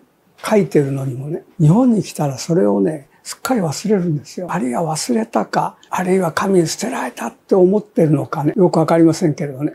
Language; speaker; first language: Japanese; native; Japanese